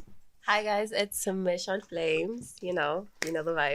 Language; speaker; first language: English; non-native, local second language; Swati